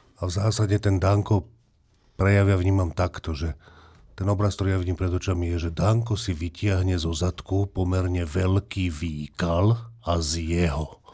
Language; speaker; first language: Slovak; native; Slovak